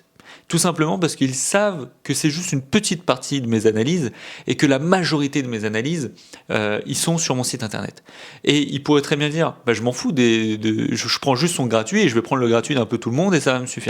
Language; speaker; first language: French; native; French